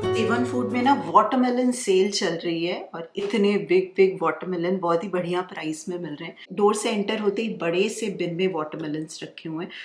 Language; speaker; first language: Hindi; non-native, local second language; Bangla